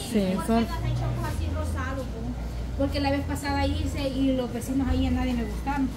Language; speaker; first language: Spanish; native; Spanish